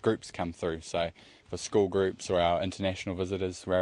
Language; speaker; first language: English; native; English